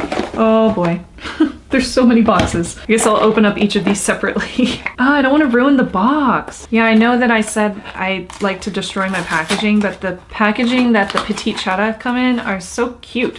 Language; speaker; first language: English; native; English